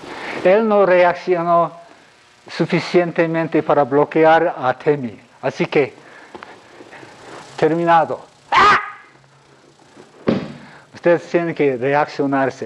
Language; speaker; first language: Spanish; non-native, fluent; English